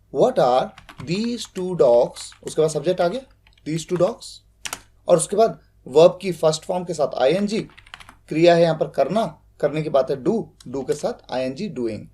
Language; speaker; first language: Hindi; native; Hindi